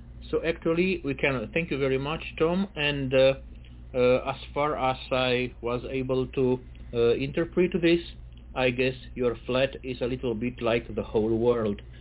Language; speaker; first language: English; non-native, fluent; Romanian